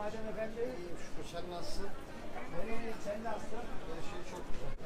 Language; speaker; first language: Turkish; native; Turkish